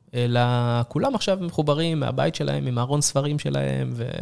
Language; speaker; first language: Hebrew; native; Hebrew